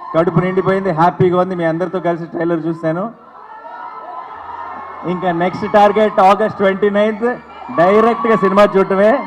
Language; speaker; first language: Telugu; native; Telugu